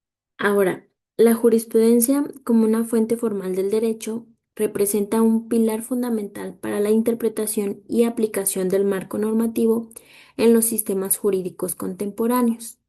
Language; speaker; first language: Spanish; native; Spanish